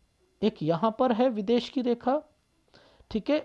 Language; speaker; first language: Hindi; native; Hindi